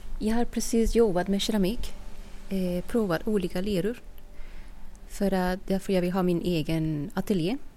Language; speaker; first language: Swedish; non-native, fluent; Spanish